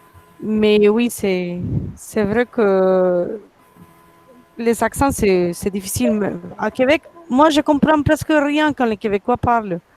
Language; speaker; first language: French; non-native, fluent; Spanish